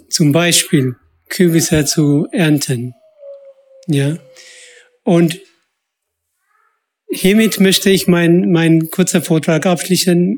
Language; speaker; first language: German; non-native, fluent; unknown